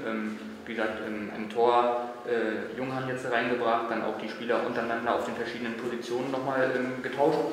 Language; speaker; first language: German; native; German